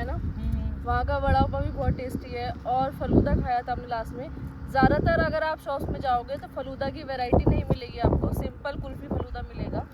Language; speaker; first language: Hindi; non-native, local second language; Bodo